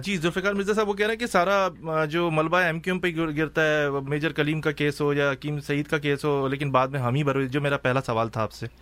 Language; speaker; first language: Urdu; native; Urdu